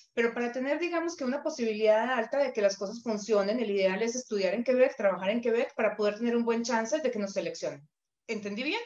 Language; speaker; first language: Spanish; native; Spanish